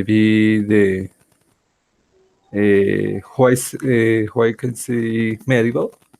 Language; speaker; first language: English; non-native, learner; Spanish